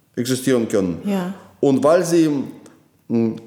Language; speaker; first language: German; non-native, fluent; Russian